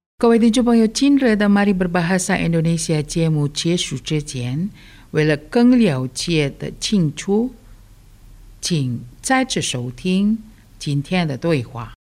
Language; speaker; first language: Chinese; early bilingual, heritage; Chinese